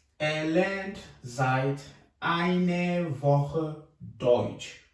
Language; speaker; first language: German; non-native, fluent; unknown